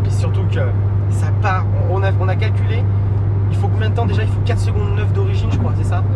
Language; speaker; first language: French; native; French